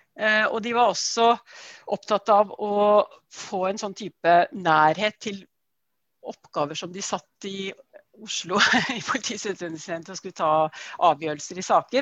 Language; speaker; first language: Norwegian; native; Norwegian